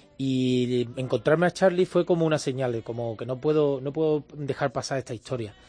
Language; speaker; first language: Spanish; native; Spanish